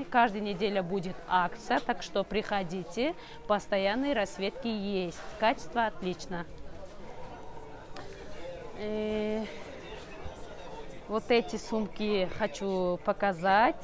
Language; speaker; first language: Russian; non-native, learner; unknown